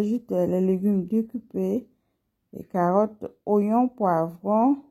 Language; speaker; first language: French; non-native, local second language; Mossi